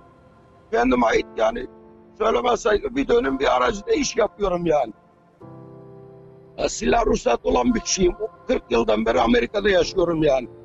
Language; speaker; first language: Turkish; native; Turkish